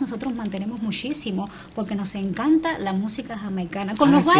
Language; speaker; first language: Spanish; native; Spanish